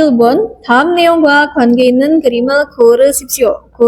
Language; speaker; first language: Korean; non-native, fluent; Indonesian